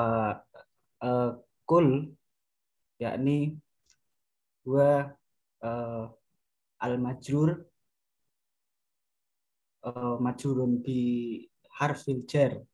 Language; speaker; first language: Arabic; non-native, learner; Indonesian